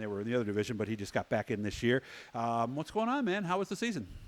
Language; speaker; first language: English; native; English